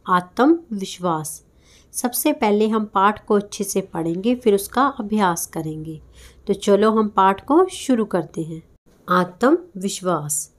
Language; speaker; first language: Hindi; non-native, local second language; Punjabi